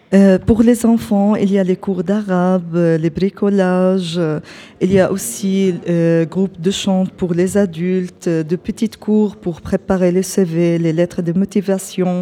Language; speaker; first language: French; non-native, fluent; Arabic